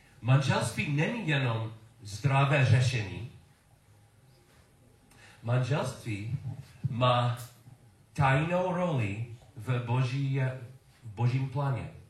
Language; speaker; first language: Czech; non-native, learner; English